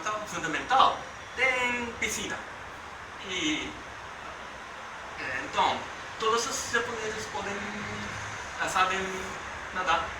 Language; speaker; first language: Portuguese; non-native, learner; Japanese